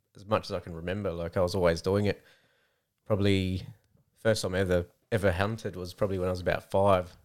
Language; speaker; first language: English; native; English